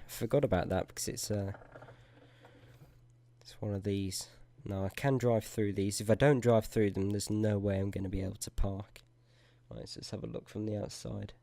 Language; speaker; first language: English; native; English